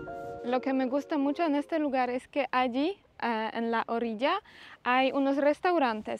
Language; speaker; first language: Spanish; non-native, fluent; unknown